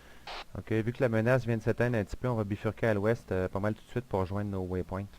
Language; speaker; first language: French; native; French